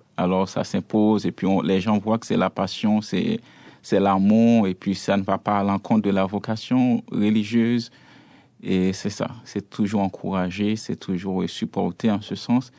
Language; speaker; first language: French; non-native, local second language; Haitian Creole